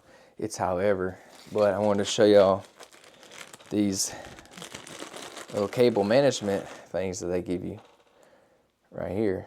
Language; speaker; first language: English; native; English